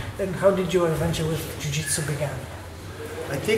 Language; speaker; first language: English; non-native, fluent; Polish